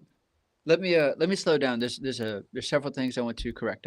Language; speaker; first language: English; native; English